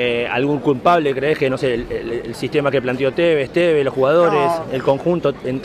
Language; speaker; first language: Spanish; native; Spanish